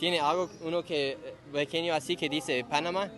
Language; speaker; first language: Spanish; non-native, learner; English